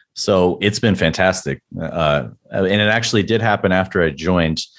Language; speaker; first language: English; native; English